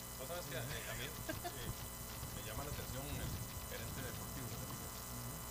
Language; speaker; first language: Spanish; native; Spanish